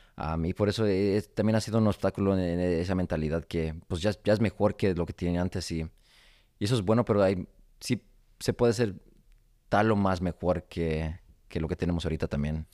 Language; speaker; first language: Spanish; early bilingual, heritage; Spanish